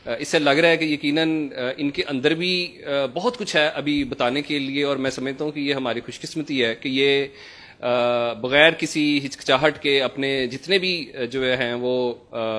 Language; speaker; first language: Urdu; non-native, local second language; Punjabi